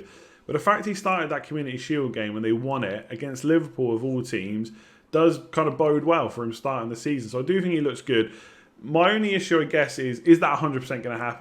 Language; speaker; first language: English; native; English